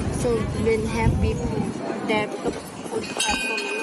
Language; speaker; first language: English; non-native, learner; Korean